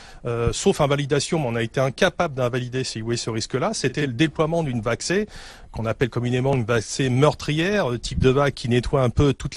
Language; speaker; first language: French; native; French